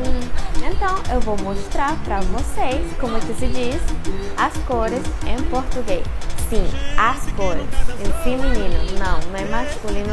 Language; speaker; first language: Portuguese; non-native, fluent; Spanish